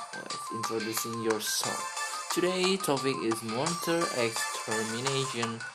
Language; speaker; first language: English; non-native, learner; Indonesian